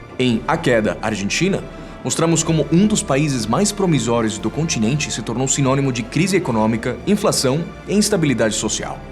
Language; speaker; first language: Portuguese; non-native, fluent; Spanish